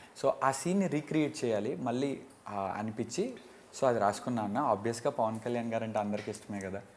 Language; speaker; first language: Telugu; native; Telugu